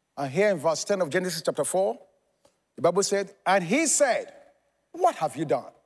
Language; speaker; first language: English; non-native, local second language; Yoruba